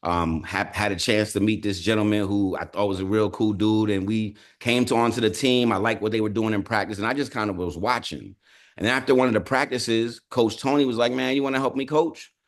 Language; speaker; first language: English; native; English